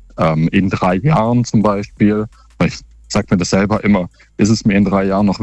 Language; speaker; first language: German; native; German